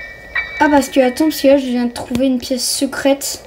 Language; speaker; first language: French; native; French